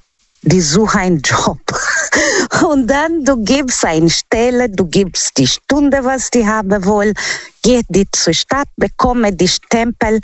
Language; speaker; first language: German; non-native, learner; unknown